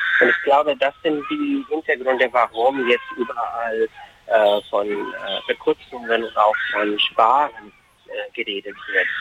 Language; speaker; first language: German; non-native, fluent; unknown